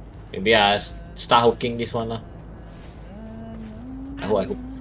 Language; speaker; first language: English; non-native, local second language; Chinese